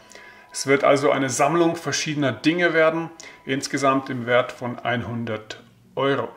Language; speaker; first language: German; native; German